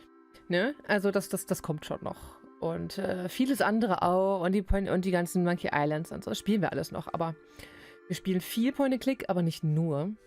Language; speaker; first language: German; native; German